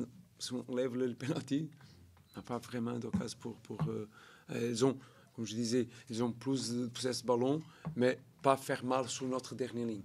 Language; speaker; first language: French; non-native, learner; Portuguese